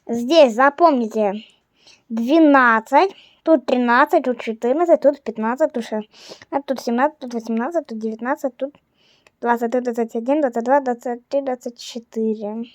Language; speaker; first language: Russian; non-native, fluent; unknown